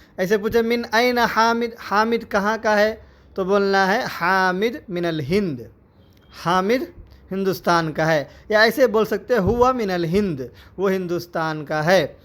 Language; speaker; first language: Urdu; native; Urdu